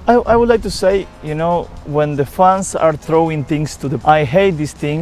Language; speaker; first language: English; non-native, fluent; Spanish